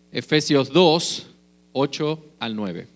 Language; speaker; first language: Spanish; native; Spanish